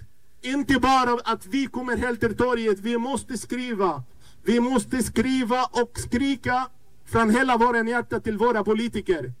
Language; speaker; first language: Swedish; non-native, fluent; Arabic